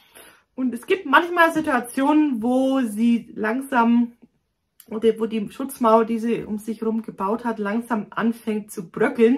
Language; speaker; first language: German; native; German